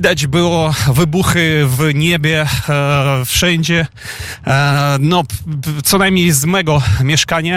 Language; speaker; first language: Polish; non-native, fluent; Ukrainian